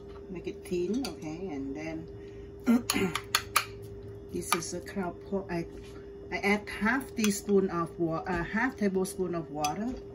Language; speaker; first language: English; non-native, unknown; Vietnamese